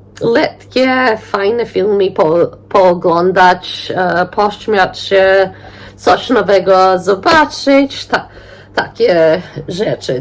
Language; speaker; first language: Polish; early bilingual, heritage; Polish